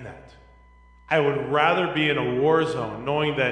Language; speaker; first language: English; native; English